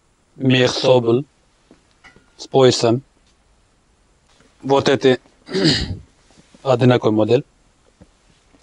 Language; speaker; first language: Russian; non-native, learner; Turkish